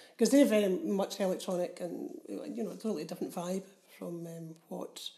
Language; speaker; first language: English; native; English